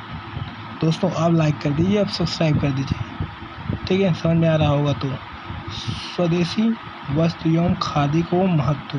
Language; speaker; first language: Hindi; native; Hindi